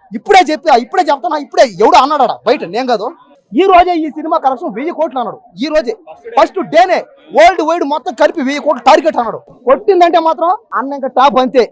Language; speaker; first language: Telugu; native; Telugu